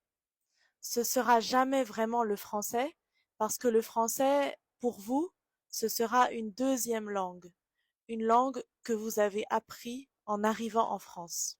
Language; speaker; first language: French; native; French